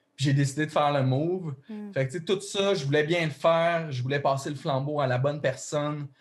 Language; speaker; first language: French; native; French